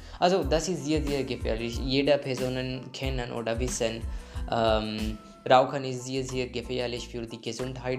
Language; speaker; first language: German; non-native, learner; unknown